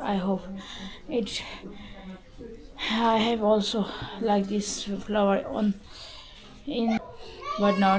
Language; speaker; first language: English; non-native, learner; Tibetan